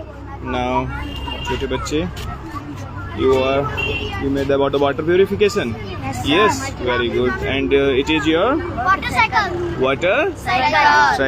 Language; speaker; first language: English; non-native, local second language; Hindi